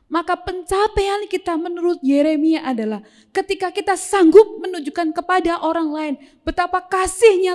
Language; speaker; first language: Indonesian; native; Indonesian